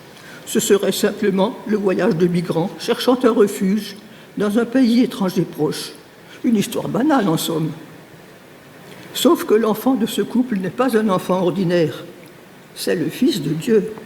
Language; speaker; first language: French; native; French